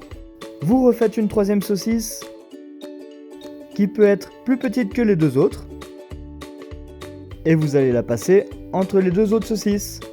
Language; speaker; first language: French; native; French